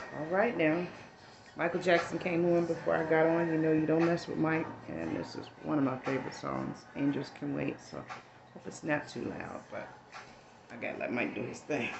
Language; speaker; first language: English; native; English